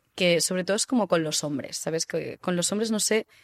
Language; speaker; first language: Spanish; native; Spanish